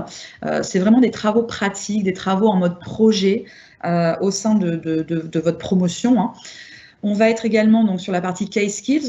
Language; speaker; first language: French; native; French